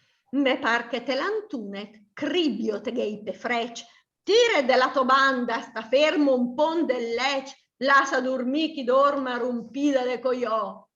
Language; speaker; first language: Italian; native; Italian